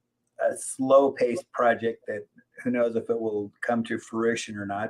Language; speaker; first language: English; native; English